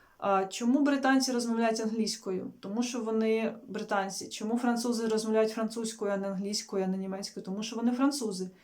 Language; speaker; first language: Ukrainian; non-native, local second language; Russian